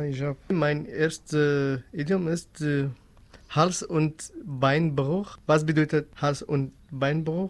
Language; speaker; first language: German; non-native, learner; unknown